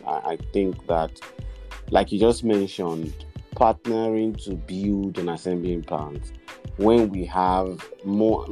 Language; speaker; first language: English; non-native, local second language; Yoruba